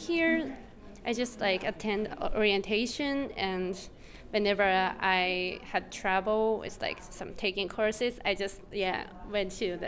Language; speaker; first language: English; non-native, fluent; Japanese